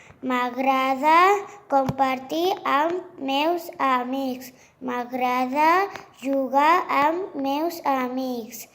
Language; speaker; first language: Catalan; non-native, learner; Bangla